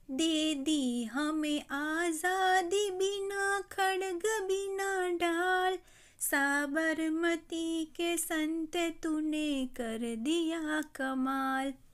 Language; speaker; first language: Hindi; non-native, local second language; Gujarati